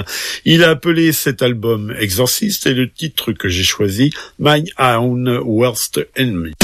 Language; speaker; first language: French; native; French